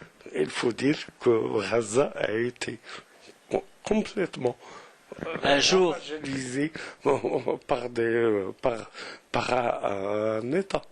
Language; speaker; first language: French; non-native, local second language; Arabic